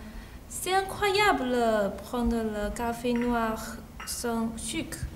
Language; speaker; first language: French; non-native, learner; Chinese